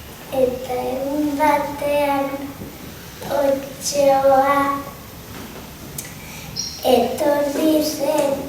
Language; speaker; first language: Basque; non-native, local second language; Spanish